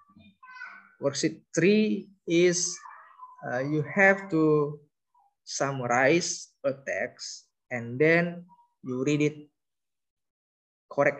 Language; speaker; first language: English; non-native, learner; Indonesian